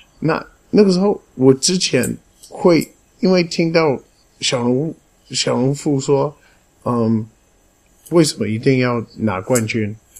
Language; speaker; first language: Chinese; non-native, fluent; English